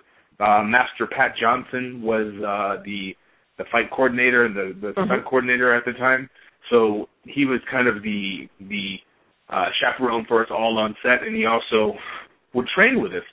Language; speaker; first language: English; native; English